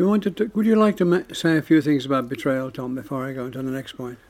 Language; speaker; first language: English; native; English